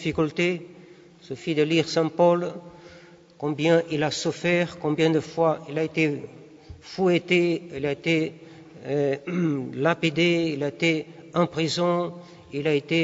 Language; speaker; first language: French; non-native, fluent; Portuguese